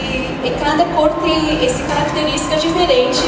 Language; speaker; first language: Portuguese; non-native, fluent; Japanese